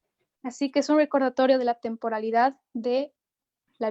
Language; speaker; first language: Spanish; native; Spanish